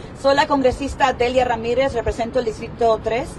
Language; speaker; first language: Spanish; early bilingual, heritage; Spanish